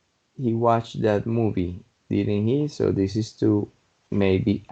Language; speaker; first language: English; non-native, fluent; Spanish